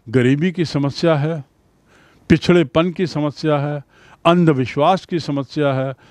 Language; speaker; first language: Hindi; native; Hindi